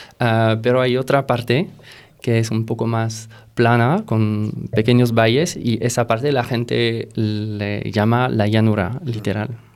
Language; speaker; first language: Spanish; non-native, fluent; French